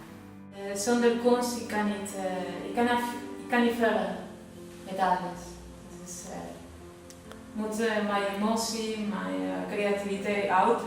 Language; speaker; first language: Dutch; non-native, learner; Spanish